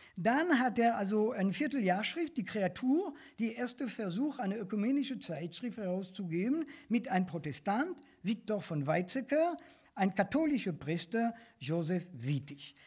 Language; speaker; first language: German; non-native, fluent; French